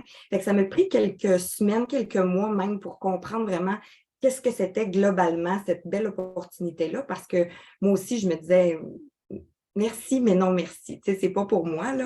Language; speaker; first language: French; native; French